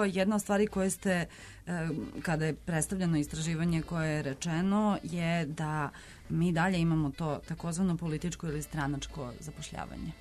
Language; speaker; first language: Serbian; native; Serbian